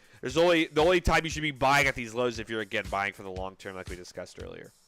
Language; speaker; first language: English; native; English